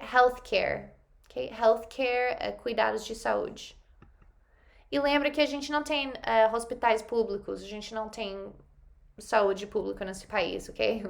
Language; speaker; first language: Portuguese; non-native, fluent; English